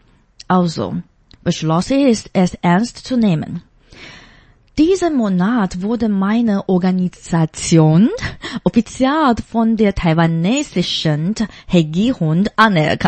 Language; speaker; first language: German; non-native, fluent; Chinese